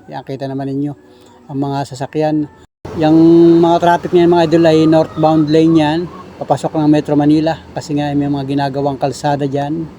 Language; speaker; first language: Filipino; native; Filipino